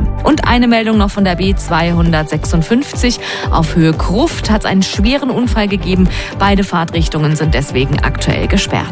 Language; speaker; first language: German; native; German